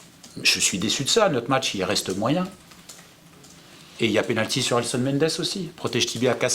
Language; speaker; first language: French; native; French